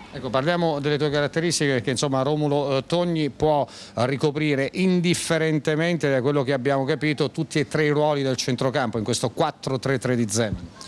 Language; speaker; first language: Italian; native; Italian